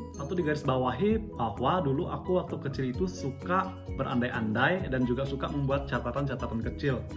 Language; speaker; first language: Indonesian; non-native, local second language; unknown